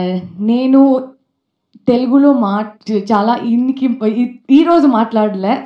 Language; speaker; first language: Telugu; non-native, learner; Kannada